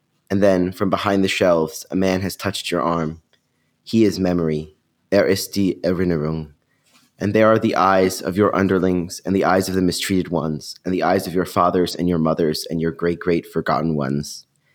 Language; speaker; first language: English; native; English